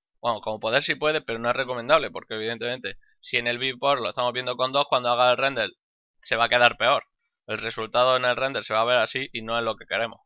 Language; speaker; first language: Spanish; native; Spanish